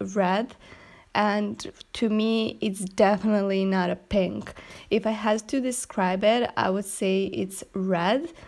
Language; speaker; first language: English; non-native, fluent; Serbian